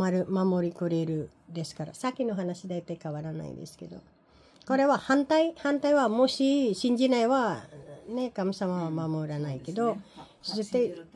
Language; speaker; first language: Japanese; non-native, learner; Filipino